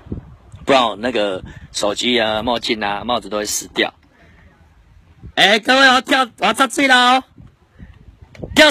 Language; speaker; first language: Chinese; native; Chinese